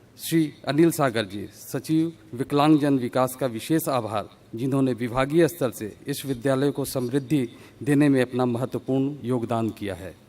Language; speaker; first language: Hindi; native; Hindi